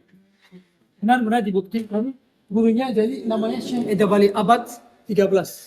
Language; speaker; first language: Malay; non-native, fluent; Turkish